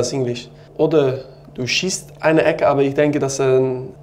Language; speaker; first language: German; non-native, learner; Dutch